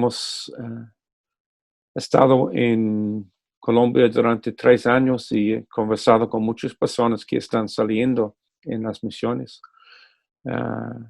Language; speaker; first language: Spanish; non-native, fluent; English